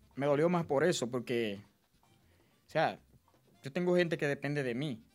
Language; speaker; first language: Spanish; early bilingual, other home language; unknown